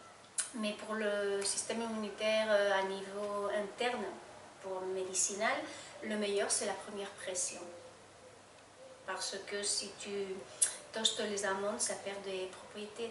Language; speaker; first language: French; non-native, fluent; Spanish